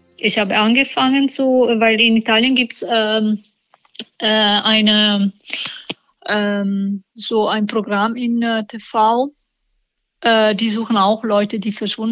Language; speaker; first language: German; non-native, learner; Italian